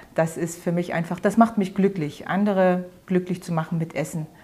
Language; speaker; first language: German; native; German